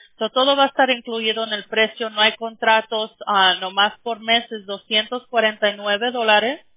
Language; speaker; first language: Spanish; early bilingual, heritage; Spanish